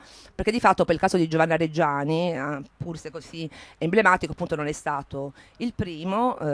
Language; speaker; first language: Italian; native; Italian